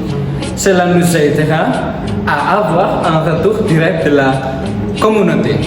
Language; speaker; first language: French; non-native, learner; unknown